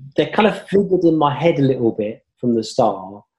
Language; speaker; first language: English; native; English